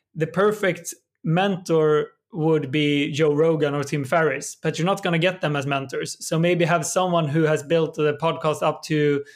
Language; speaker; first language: English; non-native, fluent; Swedish